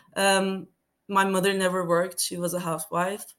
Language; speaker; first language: English; non-native, fluent; Turkish